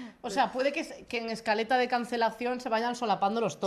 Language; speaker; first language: Spanish; native; Spanish